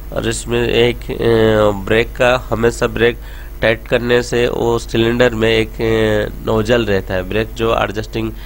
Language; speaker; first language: Hindi; non-native, local second language; Odia